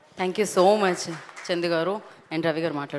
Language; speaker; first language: Telugu; native; Telugu